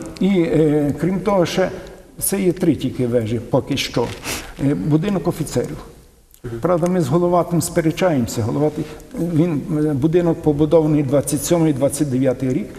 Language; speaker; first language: Ukrainian; native; Ukrainian